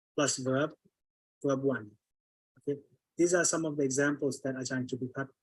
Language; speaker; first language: English; non-native, fluent; Thai